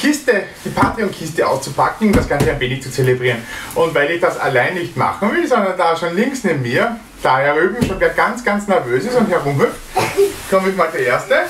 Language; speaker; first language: German; native; German